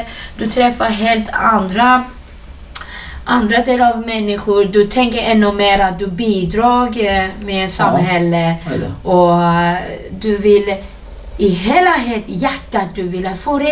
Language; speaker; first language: Swedish; non-native, fluent; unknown